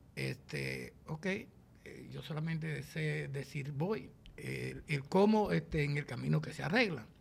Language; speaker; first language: Spanish; native; Spanish